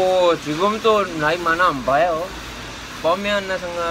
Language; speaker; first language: Korean; non-native, learner; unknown